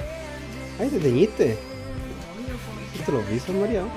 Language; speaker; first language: Spanish; native; Spanish